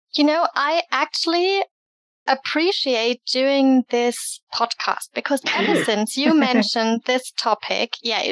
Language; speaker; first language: English; early bilingual, other home language; German